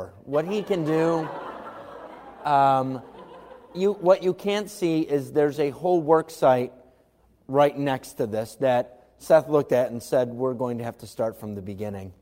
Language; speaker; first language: English; native; English